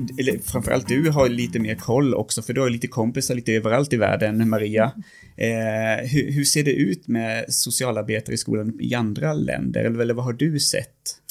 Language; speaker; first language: Swedish; native; Swedish